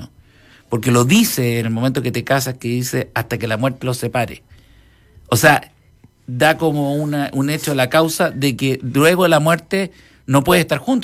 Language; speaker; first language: Spanish; native; Spanish